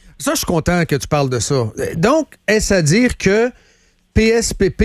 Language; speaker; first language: French; native; French